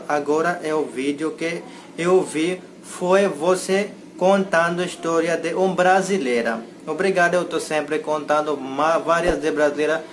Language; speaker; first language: Portuguese; non-native, learner; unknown